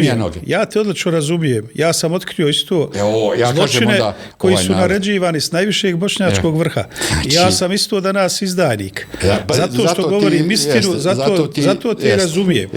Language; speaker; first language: Bosnian; native; Bosnian